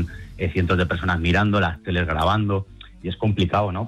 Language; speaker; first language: Spanish; native; Spanish